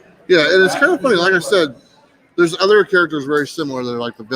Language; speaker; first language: English; native; English